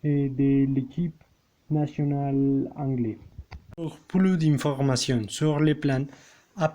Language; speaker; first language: French; non-native, learner; Spanish